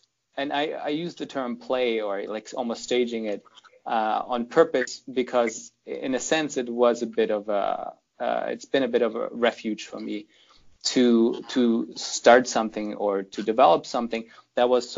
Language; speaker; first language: English; non-native, fluent; German